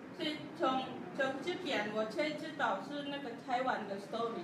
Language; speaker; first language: Chinese; non-native, learner; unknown